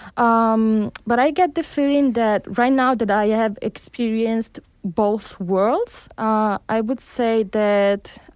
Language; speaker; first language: English; early bilingual, heritage; Spanish